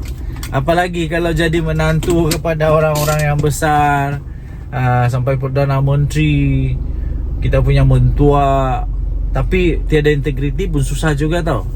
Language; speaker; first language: Malay; native; Malay